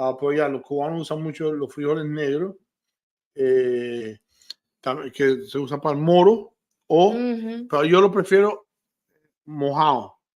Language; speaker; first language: Spanish; early bilingual, heritage; Spanish